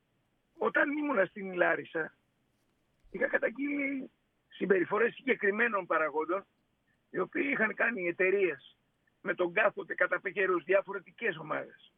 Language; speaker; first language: Greek; native; Greek